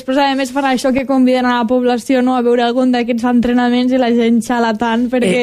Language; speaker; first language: Catalan; native; Catalan